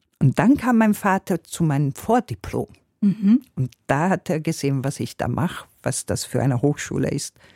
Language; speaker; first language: German; non-native, fluent; Hungarian